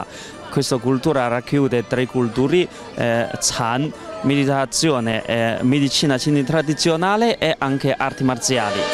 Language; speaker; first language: Italian; non-native, learner; Chinese